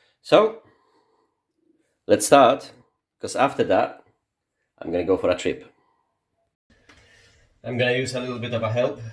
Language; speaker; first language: English; non-native, fluent; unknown